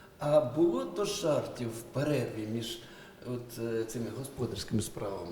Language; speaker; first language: Ukrainian; native; Ukrainian